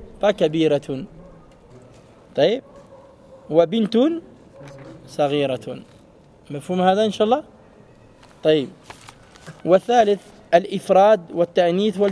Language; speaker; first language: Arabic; non-native, fluent; French